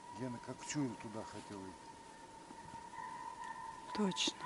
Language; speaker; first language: Russian; native; Russian